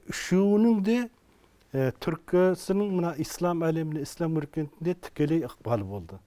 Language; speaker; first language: Kazakh; early bilingual, heritage; Kazakh